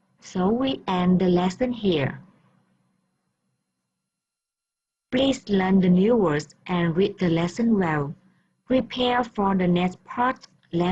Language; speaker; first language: English; non-native, fluent; Vietnamese